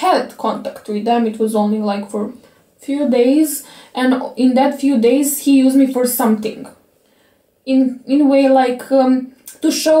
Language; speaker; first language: English; non-native, fluent; Serbian